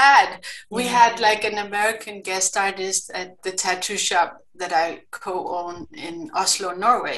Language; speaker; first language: English; non-native, fluent; Kalaallisut